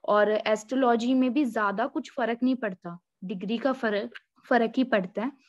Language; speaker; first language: Hindi; native; Hindi